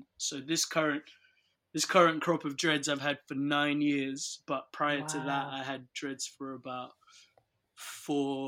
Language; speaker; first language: English; non-native, local second language; Yoruba